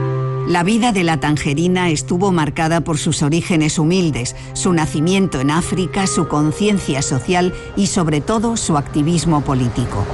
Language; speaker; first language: Spanish; native; Spanish